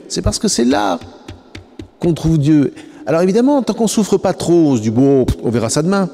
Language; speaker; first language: French; native; French